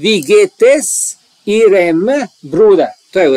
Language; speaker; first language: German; non-native, learner; Serbian